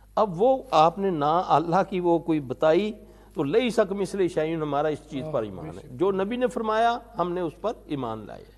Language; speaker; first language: Urdu; non-native, local second language; Punjabi